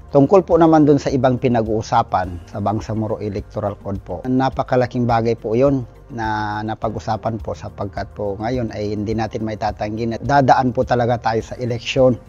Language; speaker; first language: Filipino; non-native, local second language; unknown